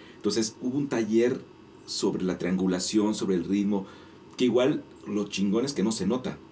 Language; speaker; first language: Spanish; native; Spanish